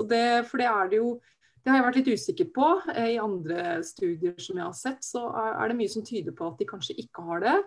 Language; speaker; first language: Norwegian; native; Norwegian